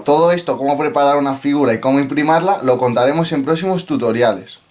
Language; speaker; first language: Spanish; native; Spanish